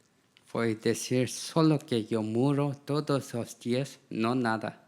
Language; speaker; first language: Spanish; non-native, learner; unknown